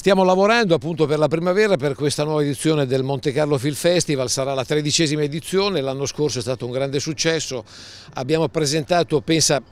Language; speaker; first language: Italian; native; Italian